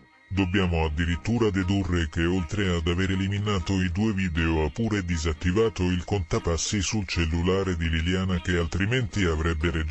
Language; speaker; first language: Italian; native; Italian